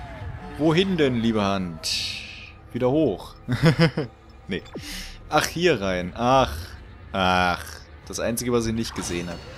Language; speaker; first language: German; native; German